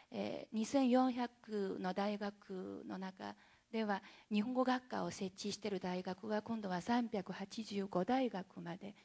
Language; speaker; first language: Japanese; non-native, fluent; Chinese